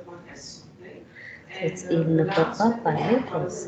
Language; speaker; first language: French; non-native, learner; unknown